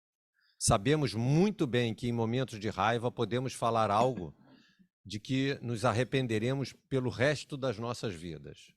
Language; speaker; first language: Portuguese; native; Portuguese